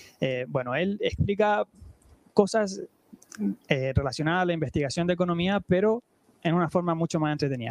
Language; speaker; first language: Spanish; native; Spanish